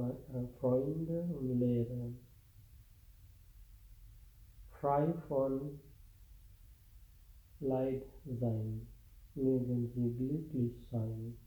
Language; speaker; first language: German; non-native, fluent; Sinhala